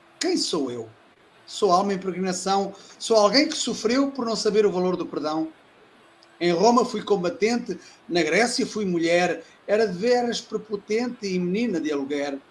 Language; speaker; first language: Portuguese; native; Portuguese